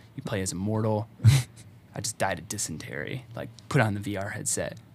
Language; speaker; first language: English; native; English